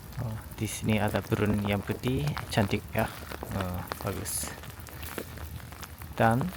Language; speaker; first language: Indonesian; non-native, learner; Japanese